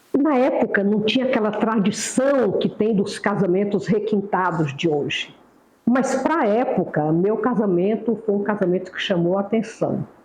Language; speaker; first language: Portuguese; native; Portuguese